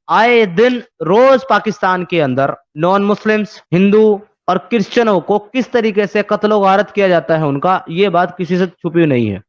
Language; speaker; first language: Hindi; native; Hindi